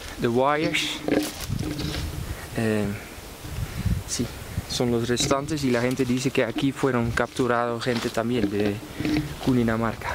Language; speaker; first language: Spanish; non-native, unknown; Dutch